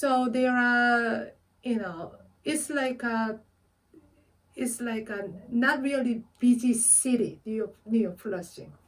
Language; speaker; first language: English; non-native, fluent; Korean